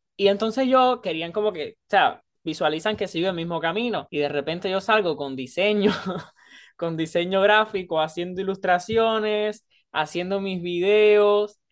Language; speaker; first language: Spanish; native; Spanish